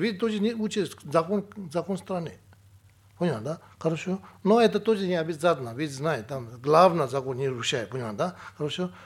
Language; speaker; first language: Russian; non-native, learner; Tibetan